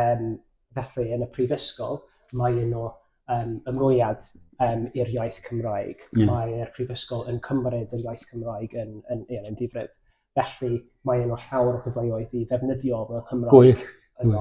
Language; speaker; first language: Welsh; non-native, fluent; English